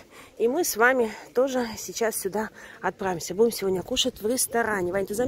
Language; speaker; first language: Russian; native; Russian